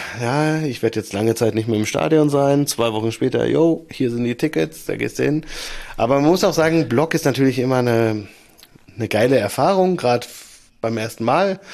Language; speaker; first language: German; native; German